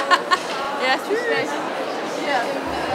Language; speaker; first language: German; native; German